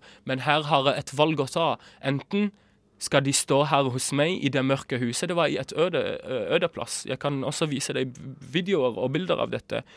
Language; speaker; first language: Norwegian; early bilingual, other home language; Arabic